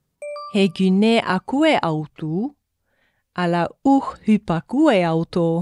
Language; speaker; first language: Greek; non-native, fluent; English